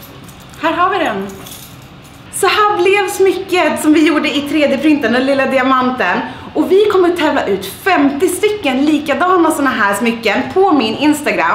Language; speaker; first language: Swedish; native; Swedish